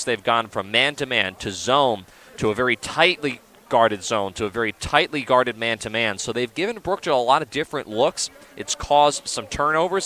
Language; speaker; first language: English; native; English